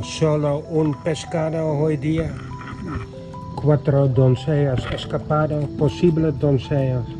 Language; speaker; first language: Spanish; non-native, learner; English